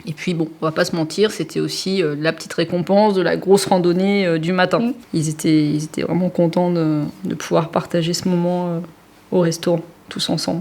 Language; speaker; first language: French; native; French